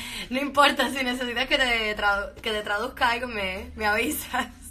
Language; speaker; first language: Spanish; native; Spanish